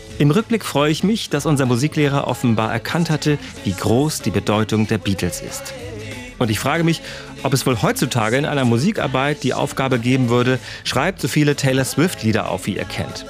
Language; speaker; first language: German; native; German